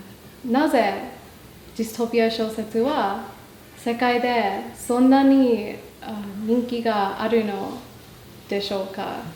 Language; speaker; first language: Japanese; non-native, fluent; English